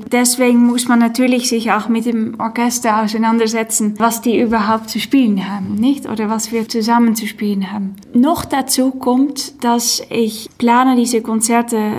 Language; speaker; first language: German; non-native, fluent; Dutch